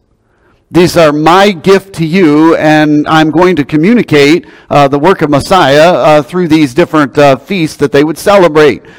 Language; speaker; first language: English; native; English